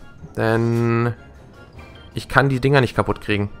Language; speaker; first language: German; native; German